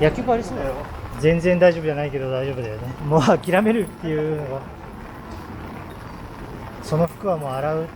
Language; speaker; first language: Japanese; native; Japanese